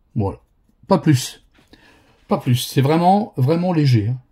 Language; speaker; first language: French; native; French